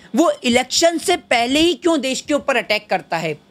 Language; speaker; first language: Hindi; native; Hindi